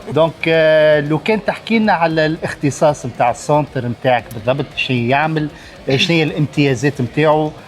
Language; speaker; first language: Arabic; native; Arabic